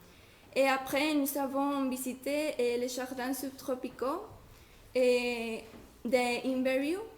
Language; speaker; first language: French; non-native, learner; Spanish